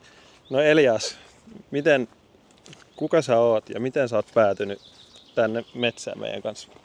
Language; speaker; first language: Finnish; native; Finnish